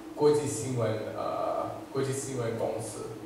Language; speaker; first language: Chinese; non-native, fluent; English